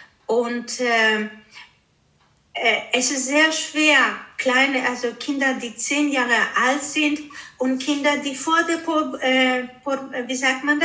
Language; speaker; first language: German; early bilingual, other home language; Greek